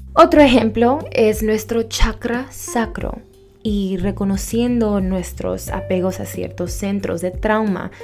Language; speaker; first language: Spanish; early bilingual, heritage; Spanish